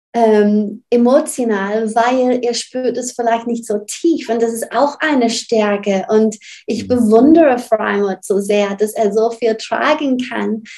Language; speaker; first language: German; non-native, fluent; English